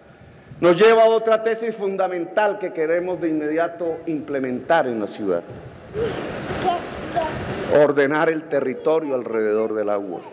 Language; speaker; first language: Spanish; native; Spanish